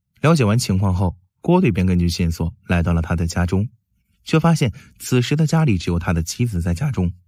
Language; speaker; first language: Chinese; native; Chinese